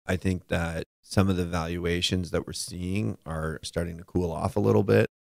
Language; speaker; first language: English; native; English